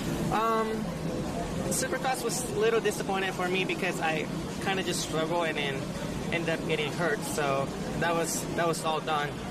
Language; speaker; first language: English; early bilingual, other home language; Japanese